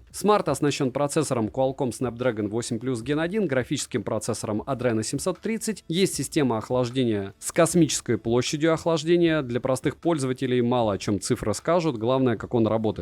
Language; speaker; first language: Russian; native; Russian